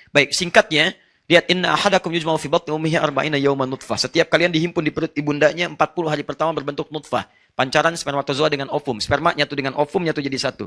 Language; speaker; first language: Indonesian; non-native, fluent; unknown